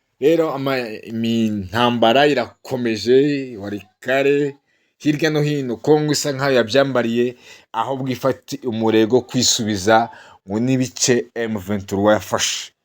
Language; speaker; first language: Kinyarwanda; native; Kinyarwanda